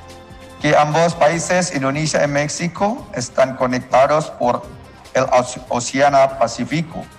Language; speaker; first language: Spanish; non-native, learner; Indonesian